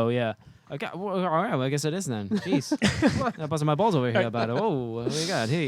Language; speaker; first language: English; native; English